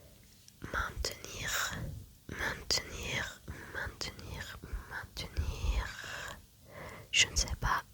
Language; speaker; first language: French; non-native, learner; German